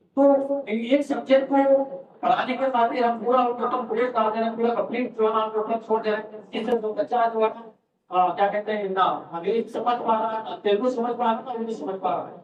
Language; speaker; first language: Urdu; native; Urdu